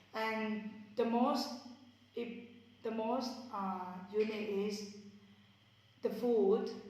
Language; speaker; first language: English; non-native, learner; Thai